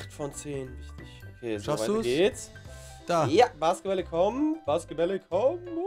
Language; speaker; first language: German; native; German